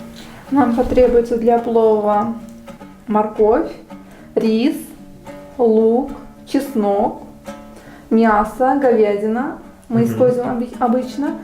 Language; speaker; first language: Russian; non-native, fluent; Uzbek